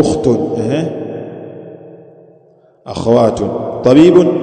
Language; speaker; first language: Arabic; non-native, fluent; Swahili